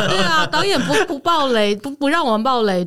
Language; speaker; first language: Chinese; native; Chinese